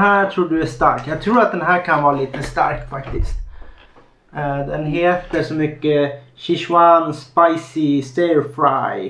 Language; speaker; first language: Swedish; native; Swedish